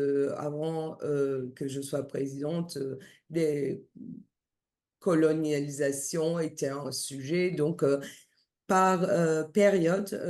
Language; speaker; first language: French; non-native, fluent; Turkish